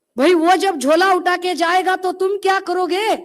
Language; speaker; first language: Hindi; non-native, local second language; Marathi